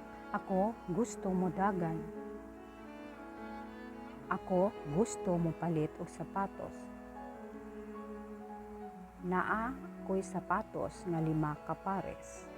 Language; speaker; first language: Cebuano; non-native, learner; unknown